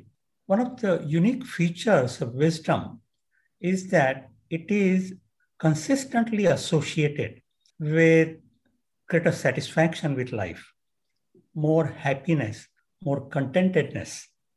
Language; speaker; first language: English; non-native, local second language; Marathi